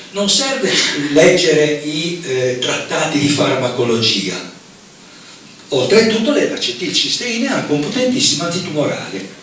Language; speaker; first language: Italian; native; Italian